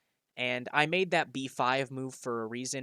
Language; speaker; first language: English; native; English